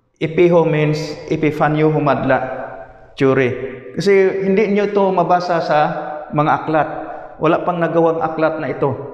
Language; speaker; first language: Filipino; non-native, local second language; Cebuano